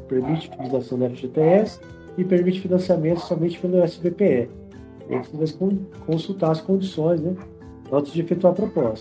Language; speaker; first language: Portuguese; native; Portuguese